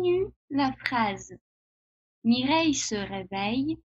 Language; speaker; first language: French; non-native, fluent; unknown